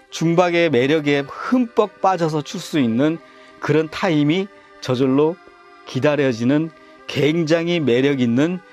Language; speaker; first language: Korean; native; Korean